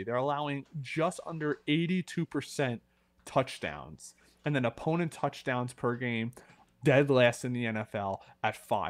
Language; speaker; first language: English; native; English